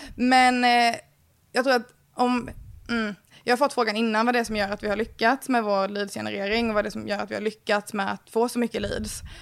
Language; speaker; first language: Swedish; native; Swedish